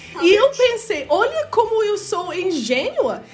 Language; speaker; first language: Portuguese; non-native, fluent; English